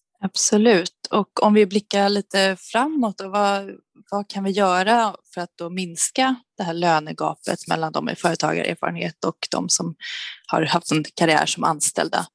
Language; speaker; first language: Swedish; native; Swedish